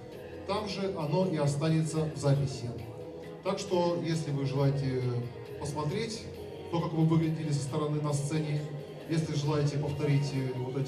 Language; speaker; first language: Russian; native; Russian